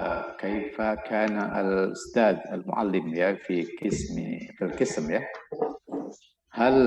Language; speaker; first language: Arabic; non-native, fluent; Indonesian